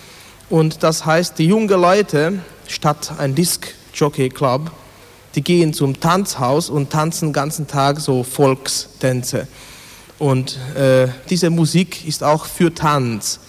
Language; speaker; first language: German; non-native, fluent; Hungarian